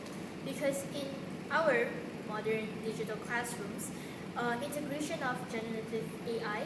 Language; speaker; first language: English; non-native, local second language; Malay